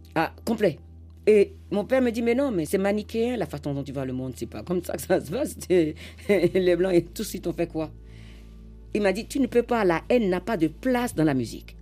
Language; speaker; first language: French; non-native, local second language; Fon